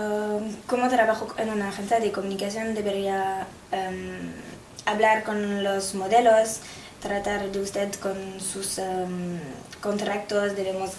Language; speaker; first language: Spanish; non-native, learner; French